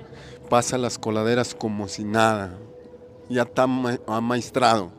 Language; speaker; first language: Spanish; native; Spanish